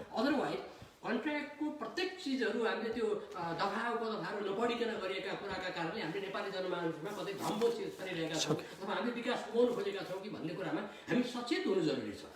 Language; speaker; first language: Nepali; native; Nepali